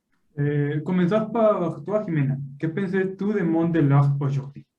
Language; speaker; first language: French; non-native, learner; Spanish